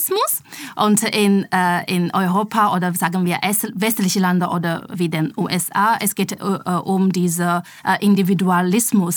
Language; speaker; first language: German; non-native, fluent; Chinese